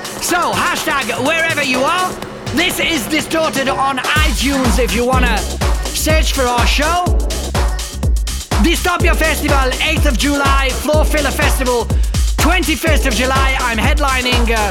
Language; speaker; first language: English; non-native, fluent; Italian